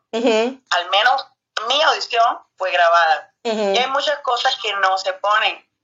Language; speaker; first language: Spanish; native; Spanish